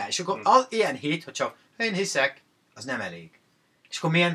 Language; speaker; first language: Hungarian; non-native, fluent; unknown